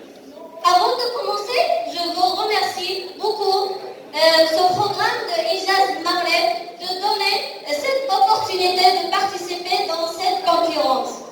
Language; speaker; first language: French; non-native, learner; Arabic